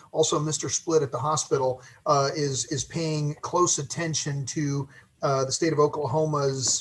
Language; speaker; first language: English; native; English